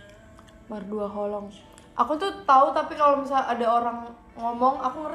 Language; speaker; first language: Indonesian; native; Indonesian